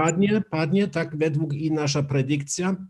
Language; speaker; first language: Polish; non-native, learner; German